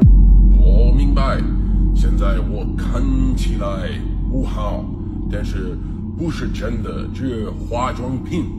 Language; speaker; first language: Chinese; non-native, learner; English